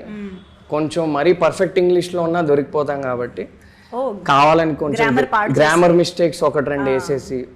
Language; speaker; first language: Telugu; native; Telugu